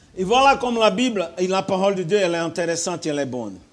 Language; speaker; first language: French; non-native, fluent; Portuguese